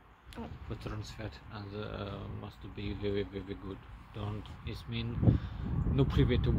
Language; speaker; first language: English; non-native, learner; French